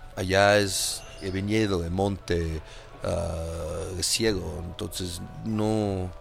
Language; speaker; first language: Spanish; non-native, fluent; English